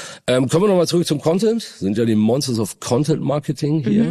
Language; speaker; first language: German; native; German